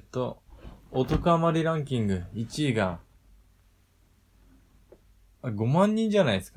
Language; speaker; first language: Japanese; native; Japanese